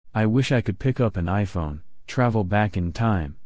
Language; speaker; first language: English; non-native, local second language; Cantonese